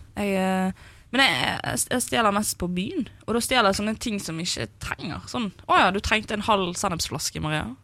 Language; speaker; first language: Norwegian; native; Norwegian